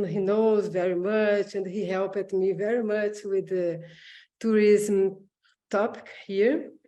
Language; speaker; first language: English; non-native, learner; Portuguese